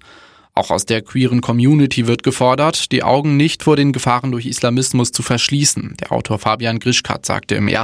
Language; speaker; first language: German; native; German